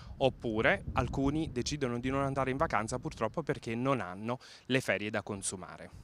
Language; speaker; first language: Italian; native; Italian